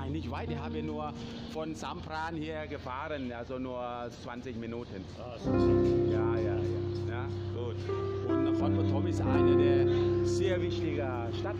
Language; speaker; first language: German; non-native, learner; Thai